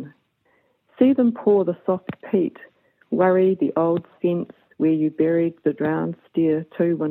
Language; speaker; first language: English; native; English